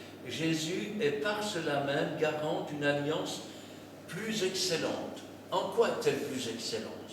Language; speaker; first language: French; native; French